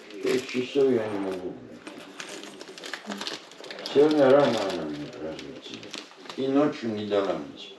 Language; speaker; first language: Russian; non-native, learner; Georgian